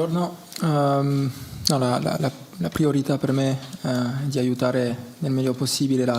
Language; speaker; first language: Italian; early bilingual, heritage; French